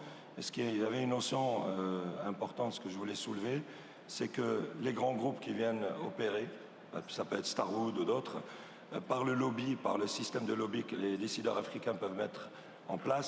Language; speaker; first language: French; non-native, local second language; Arabic